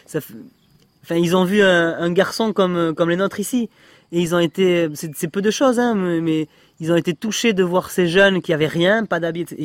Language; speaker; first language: French; native; French